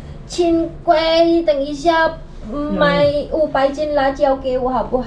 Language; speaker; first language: Chinese; non-native, learner; Indonesian